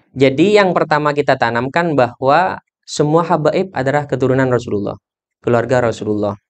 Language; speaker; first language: Indonesian; non-native, local second language; Madurese